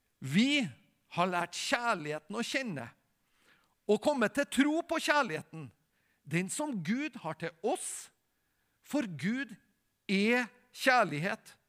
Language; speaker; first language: Norwegian; native; Norwegian